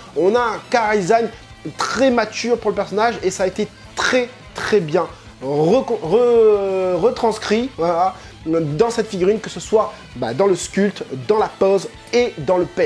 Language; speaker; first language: French; native; French